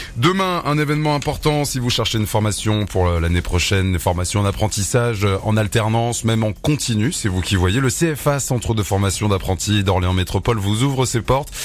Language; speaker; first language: French; native; French